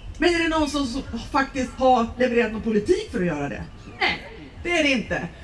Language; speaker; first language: Swedish; native; Swedish